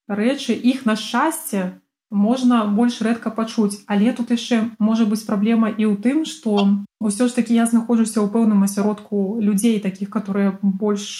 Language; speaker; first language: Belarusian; non-native, local second language; Russian